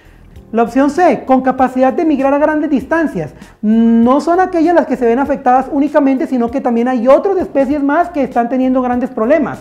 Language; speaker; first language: Spanish; native; Spanish